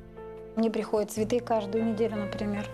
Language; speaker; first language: Russian; native; Russian